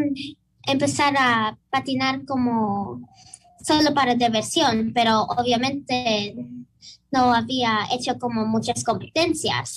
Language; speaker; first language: Spanish; early bilingual, heritage; Spanish